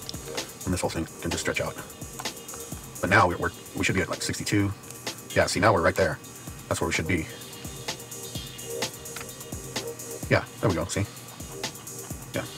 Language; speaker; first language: English; native; English